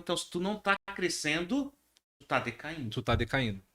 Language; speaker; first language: Portuguese; native; Portuguese